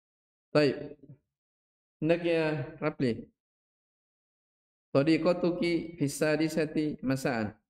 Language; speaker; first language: Arabic; non-native, fluent; Indonesian